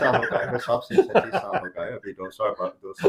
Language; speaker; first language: Hindi; non-native, fluent; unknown